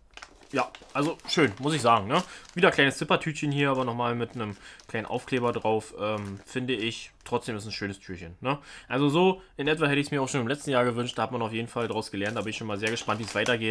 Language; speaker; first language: German; native; German